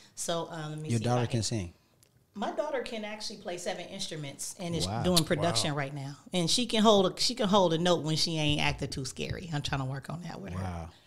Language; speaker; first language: English; native; English